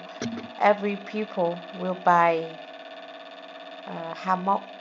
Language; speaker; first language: English; non-native, learner; Vietnamese